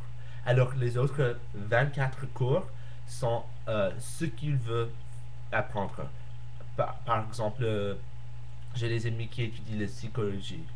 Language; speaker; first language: French; non-native, learner; English